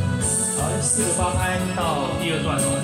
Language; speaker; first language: Chinese; native; Chinese